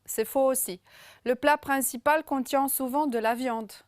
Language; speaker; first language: French; non-native, fluent; Romanian